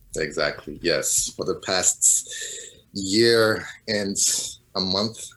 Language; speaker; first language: English; non-native, fluent; Portuguese